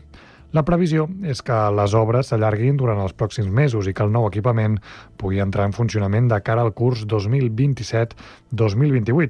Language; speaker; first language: Catalan; native; Catalan